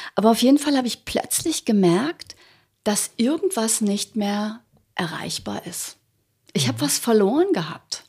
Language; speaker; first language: German; early bilingual, other home language; Croatian